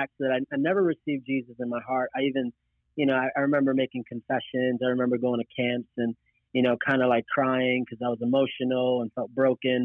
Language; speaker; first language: English; native; English